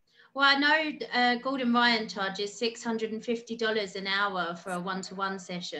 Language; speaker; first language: English; native; English